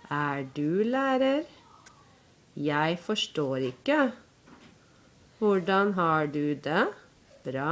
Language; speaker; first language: Norwegian; non-native, learner; English